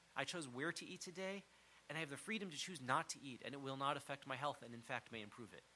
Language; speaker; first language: English; native; English